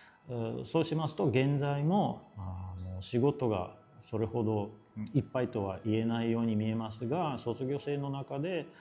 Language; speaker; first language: Japanese; non-native, fluent; Russian